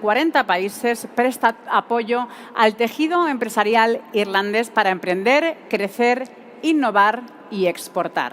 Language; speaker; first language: Spanish; native; Spanish